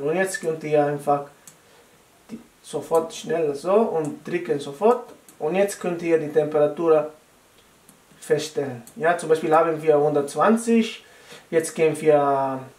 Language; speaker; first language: German; non-native, fluent; Italian